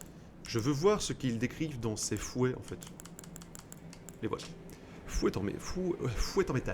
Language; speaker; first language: French; native; French